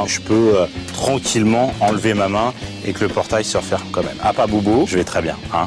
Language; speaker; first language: French; native; French